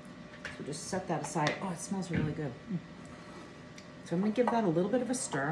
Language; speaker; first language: English; native; English